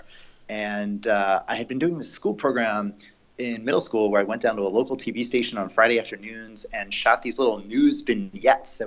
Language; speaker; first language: English; native; English